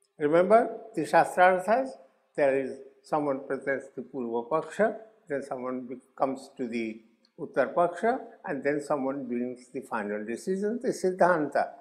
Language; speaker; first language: English; non-native, local second language; Hindi